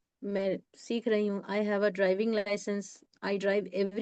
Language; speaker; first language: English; non-native, local second language; Hindi